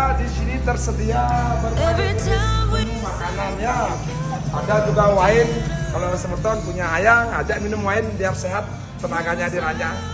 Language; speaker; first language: Indonesian; non-native, local second language; Balinese